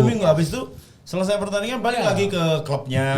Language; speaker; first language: Indonesian; native; Indonesian